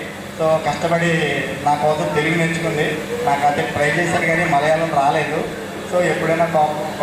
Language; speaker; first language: Telugu; native; Telugu